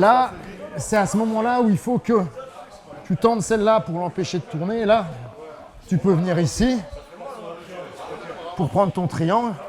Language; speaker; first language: French; native; French